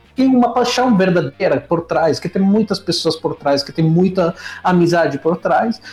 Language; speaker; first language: Portuguese; non-native, fluent; Italian